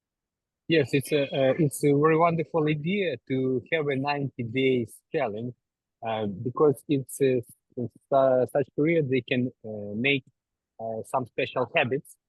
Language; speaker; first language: English; non-native, learner; Ukrainian